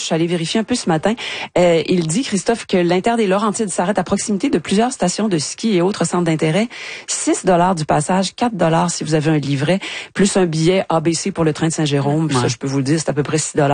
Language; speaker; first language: French; native; French